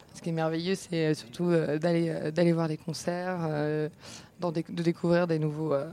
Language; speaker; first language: French; native; French